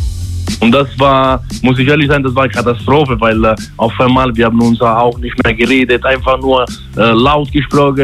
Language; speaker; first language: German; non-native, learner; Italian